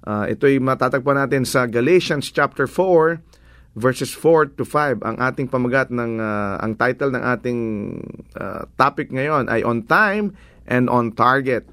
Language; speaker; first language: Filipino; native; Filipino